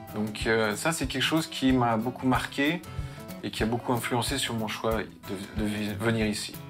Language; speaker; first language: French; native; French